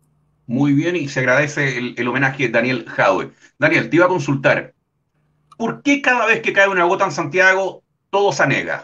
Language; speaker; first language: Spanish; native; Spanish